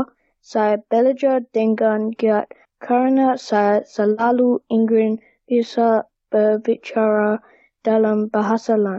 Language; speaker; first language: Indonesian; non-native, learner; English